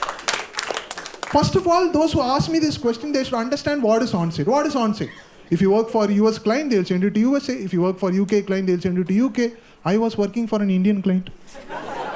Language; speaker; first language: English; non-native, local second language; Tamil